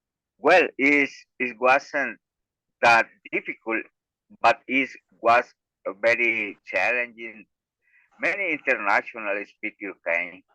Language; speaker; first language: English; non-native, learner; Spanish